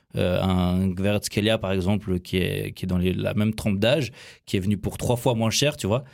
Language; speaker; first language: French; native; French